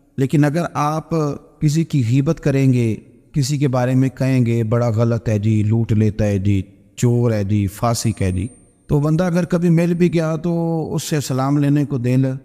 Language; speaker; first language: Urdu; non-native, local second language; Punjabi